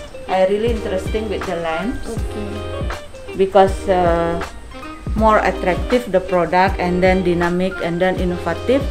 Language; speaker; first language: English; non-native, learner; Indonesian